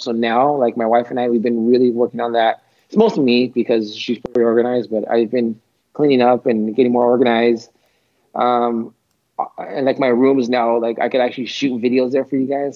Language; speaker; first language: English; native; English